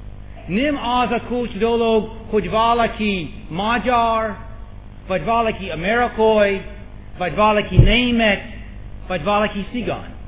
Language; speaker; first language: Hungarian; non-native, fluent; English